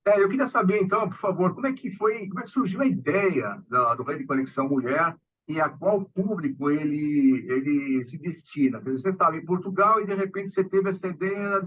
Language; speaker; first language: Portuguese; native; Portuguese